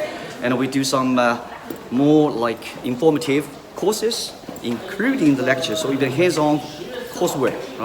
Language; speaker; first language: English; non-native, fluent; Chinese